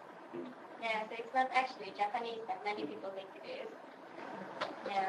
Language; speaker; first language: English; non-native, fluent; Swedish